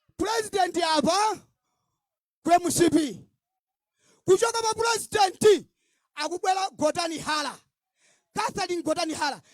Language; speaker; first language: Nyanja; non-native, local second language; Tumbuka